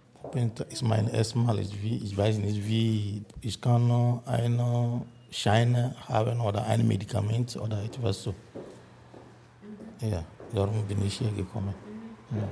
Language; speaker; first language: German; non-native, learner; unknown